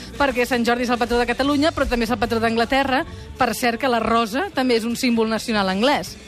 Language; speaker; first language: Catalan; native; Catalan